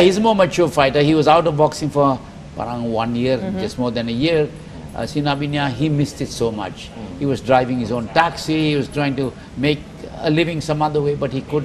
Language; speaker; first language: English; non-native, local second language; Filipino